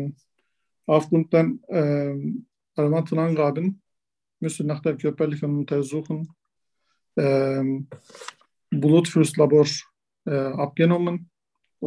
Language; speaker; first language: German; non-native, learner; Turkish